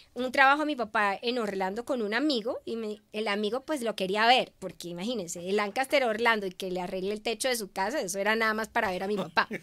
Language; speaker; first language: Spanish; native; Spanish